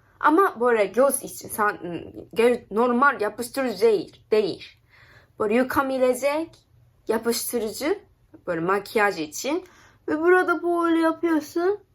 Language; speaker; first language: Turkish; non-native, learner; Japanese